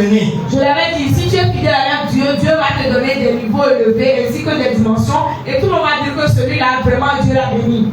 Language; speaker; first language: French; non-native, local second language; Ewe